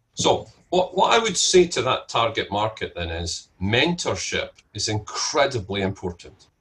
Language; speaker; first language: English; native; English